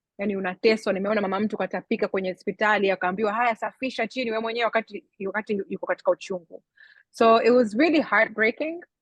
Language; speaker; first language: Swahili; native; Swahili